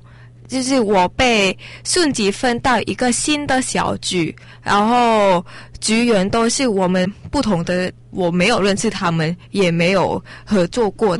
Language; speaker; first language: Chinese; non-native, learner; Thai